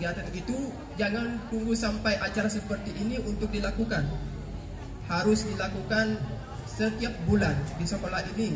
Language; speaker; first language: Indonesian; non-native, fluent; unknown